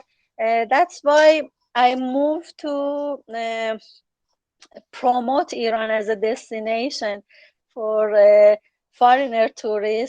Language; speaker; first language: English; non-native, learner; Persian